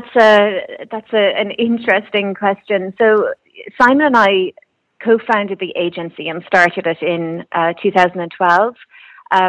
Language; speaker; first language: English; native; English